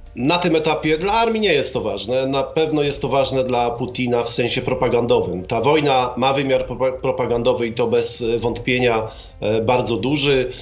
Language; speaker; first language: Polish; native; Polish